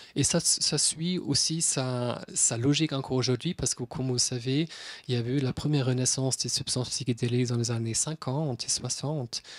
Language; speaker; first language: French; non-native, fluent; German